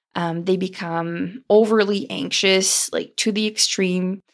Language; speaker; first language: English; non-native, fluent; French